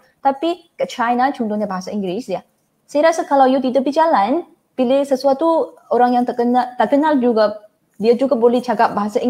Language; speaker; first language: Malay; non-native, fluent; Chinese